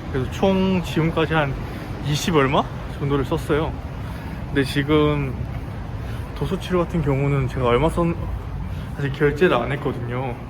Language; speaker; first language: Korean; native; Korean